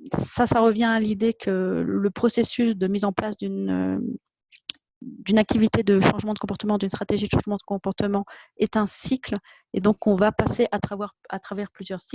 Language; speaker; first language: French; native; French